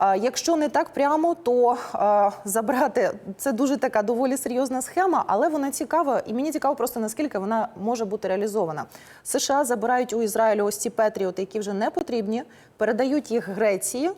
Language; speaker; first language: Ukrainian; native; Ukrainian